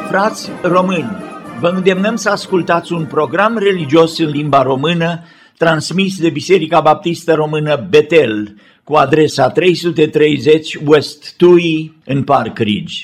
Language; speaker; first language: Romanian; native; Romanian